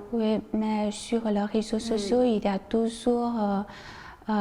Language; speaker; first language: French; non-native, learner; Chinese